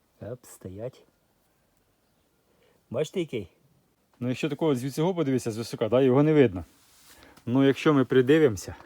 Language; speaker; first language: Ukrainian; native; Ukrainian